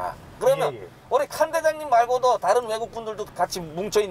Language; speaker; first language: Korean; native; Korean